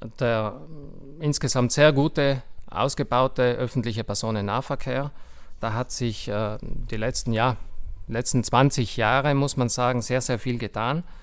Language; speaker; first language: German; native; German